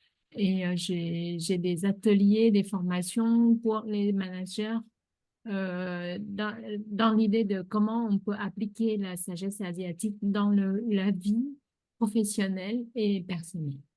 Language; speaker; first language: French; non-native, fluent; Vietnamese